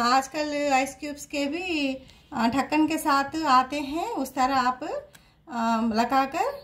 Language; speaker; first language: Hindi; non-native, local second language; Telugu